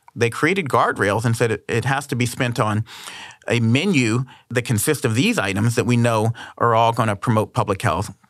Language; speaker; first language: English; native; English